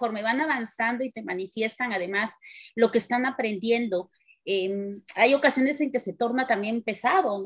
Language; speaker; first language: Spanish; native; Spanish